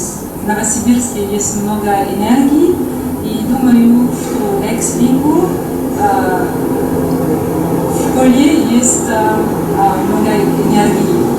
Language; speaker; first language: Russian; non-native, fluent; French